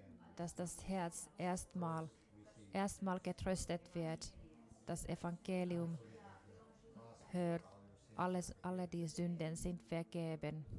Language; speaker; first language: German; non-native, fluent; Finnish